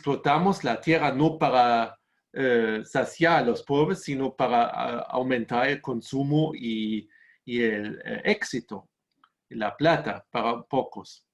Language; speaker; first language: Spanish; non-native, fluent; German